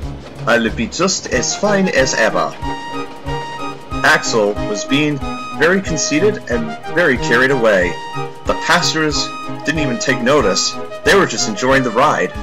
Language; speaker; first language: English; native; English